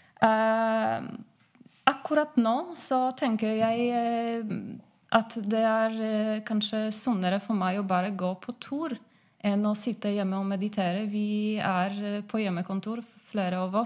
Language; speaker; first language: Norwegian; non-native, fluent; Polish